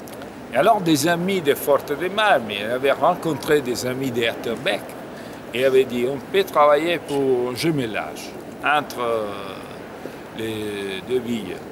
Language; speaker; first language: French; non-native, learner; Italian